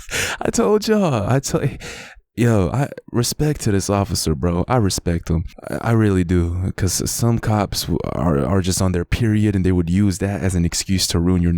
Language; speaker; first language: English; native; English